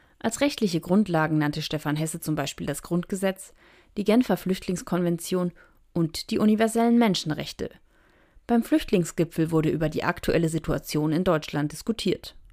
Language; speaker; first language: German; native; German